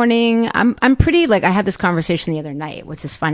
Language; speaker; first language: English; native; English